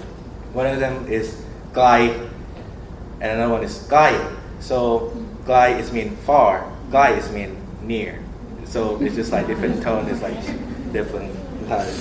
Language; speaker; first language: English; non-native, fluent; Thai